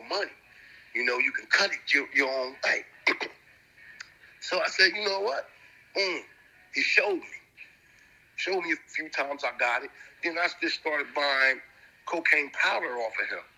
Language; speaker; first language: English; native; English